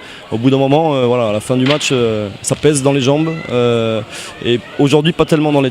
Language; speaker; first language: French; native; French